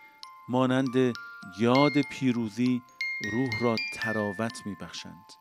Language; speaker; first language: Persian; native; Persian